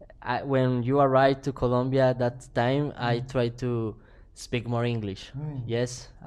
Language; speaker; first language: English; non-native, learner; Spanish